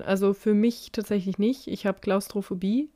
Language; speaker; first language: German; native; German